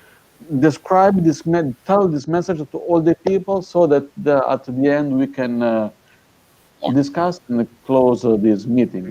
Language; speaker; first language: English; non-native, fluent; Italian